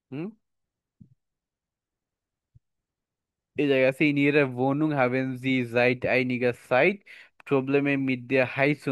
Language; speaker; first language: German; non-native, learner; Bangla